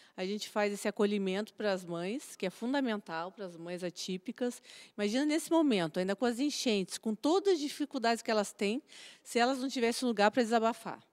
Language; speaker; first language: Portuguese; native; Portuguese